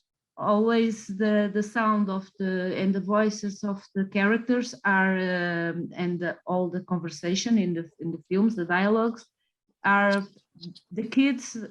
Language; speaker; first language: English; non-native, fluent; Portuguese